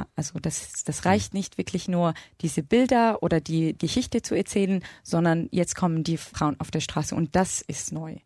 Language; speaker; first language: German; non-native, fluent; Arabic